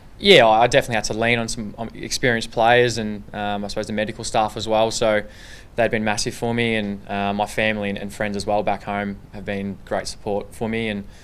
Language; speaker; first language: English; native; English